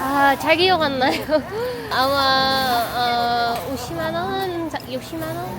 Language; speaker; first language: Korean; non-native, learner; Filipino